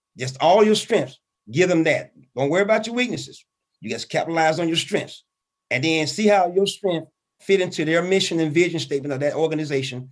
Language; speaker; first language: English; native; English